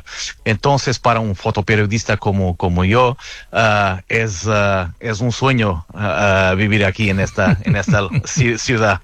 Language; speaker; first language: Spanish; non-native, fluent; Portuguese